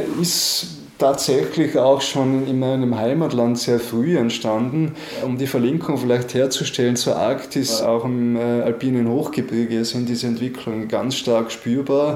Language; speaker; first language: German; native; German